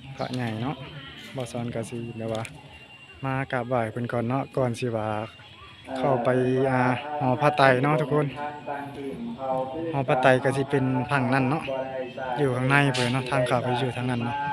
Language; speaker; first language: Thai; non-native, local second language; Lao